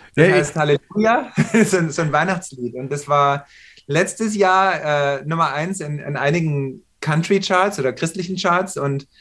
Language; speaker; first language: German; native; German